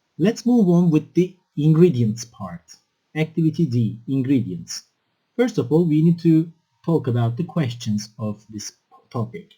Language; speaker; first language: English; non-native, local second language; Turkish